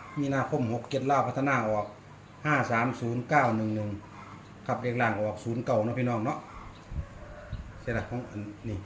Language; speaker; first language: Thai; non-native, local second language; Lao